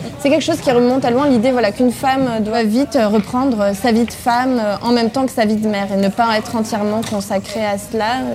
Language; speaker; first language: French; native; French